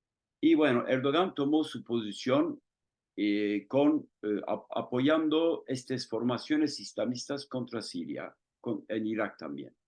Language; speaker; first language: Spanish; non-native, fluent; Turkish